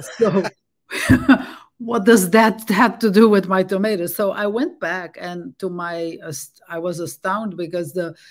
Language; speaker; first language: English; non-native, fluent; Portuguese